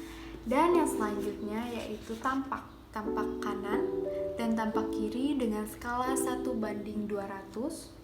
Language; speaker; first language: Indonesian; native; Indonesian